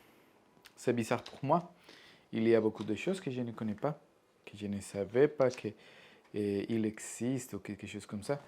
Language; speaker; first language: French; non-native, learner; Spanish